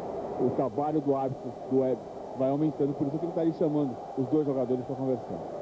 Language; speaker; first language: Portuguese; native; Portuguese